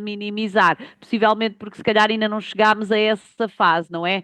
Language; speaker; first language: Portuguese; native; Portuguese